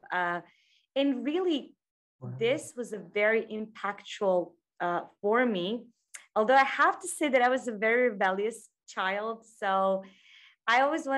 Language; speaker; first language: English; non-native, fluent; Croatian